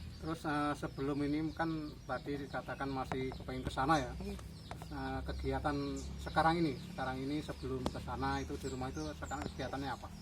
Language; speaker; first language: Indonesian; non-native, local second language; Javanese